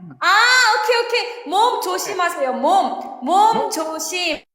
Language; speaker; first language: Korean; non-native, learner; Thai